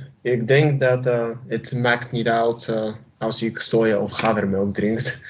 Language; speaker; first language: Dutch; non-native, learner; Bulgarian